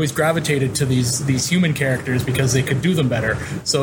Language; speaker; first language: English; native; English